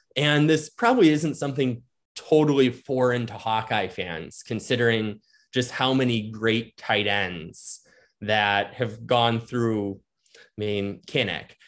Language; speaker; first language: English; native; English